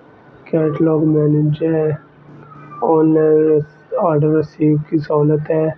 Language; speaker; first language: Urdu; non-native, local second language; Punjabi